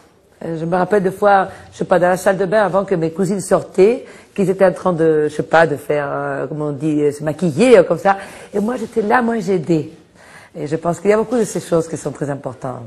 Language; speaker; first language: French; non-native, fluent; Spanish